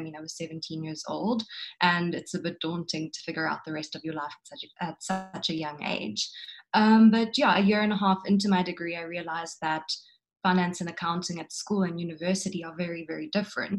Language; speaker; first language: English; native; English